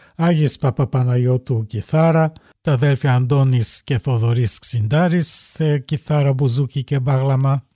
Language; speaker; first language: Greek; early bilingual, heritage; Greek